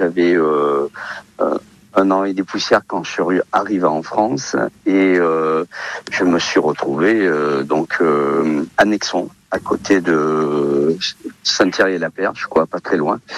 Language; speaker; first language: French; early bilingual, other home language; Portuguese